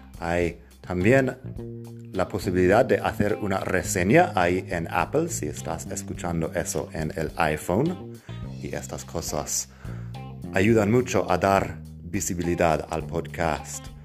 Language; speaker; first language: Spanish; non-native, fluent; English